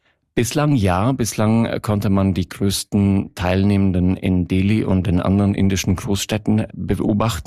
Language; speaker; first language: German; native; German